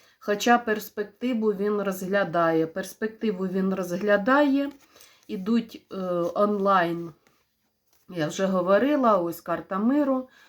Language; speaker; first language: Ukrainian; non-native, local second language; Russian